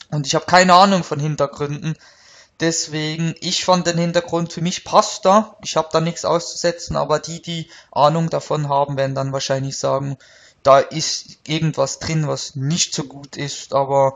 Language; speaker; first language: German; native; German